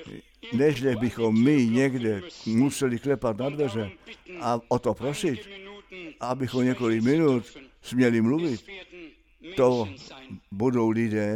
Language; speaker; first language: Czech; non-native, fluent; German